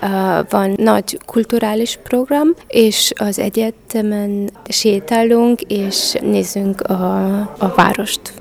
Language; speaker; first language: Hungarian; non-native, learner; German